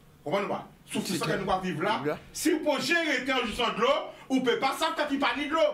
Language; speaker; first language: French; non-native, local second language; Guadeloupean Creole French